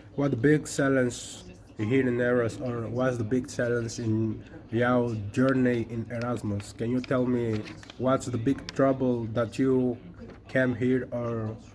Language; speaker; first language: English; non-native, learner; Portuguese